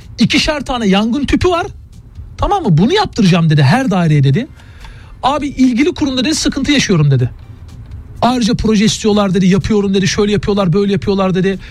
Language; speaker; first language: Turkish; native; Turkish